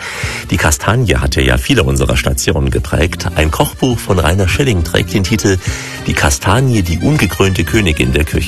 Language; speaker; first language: German; native; German